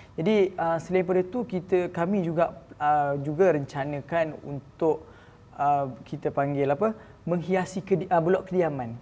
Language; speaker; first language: Malay; native; Malay